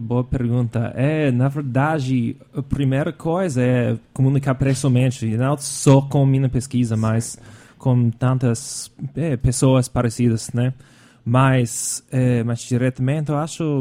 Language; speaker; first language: Portuguese; non-native, fluent; English